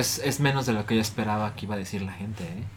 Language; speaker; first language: Spanish; native; Spanish